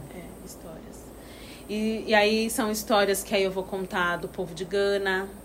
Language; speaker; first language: Portuguese; native; Portuguese